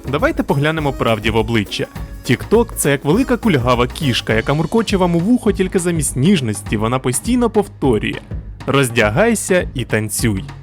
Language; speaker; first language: Ukrainian; native; Ukrainian